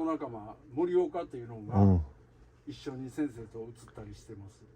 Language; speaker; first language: Japanese; native; Japanese